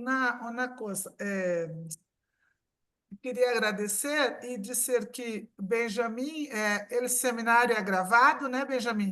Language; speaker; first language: Portuguese; non-native, fluent; Spanish